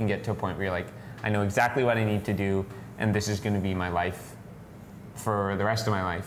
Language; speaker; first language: English; native; English